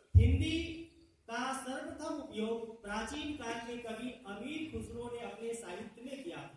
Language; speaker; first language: Hindi; native; Hindi